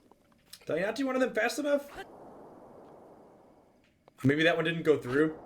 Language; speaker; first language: English; native; English